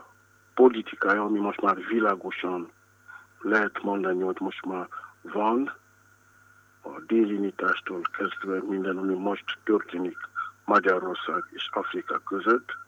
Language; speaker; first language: Hungarian; non-native, fluent; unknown